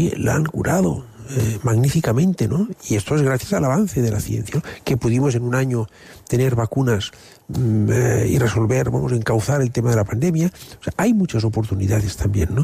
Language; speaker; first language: Spanish; non-native, local second language; Catalan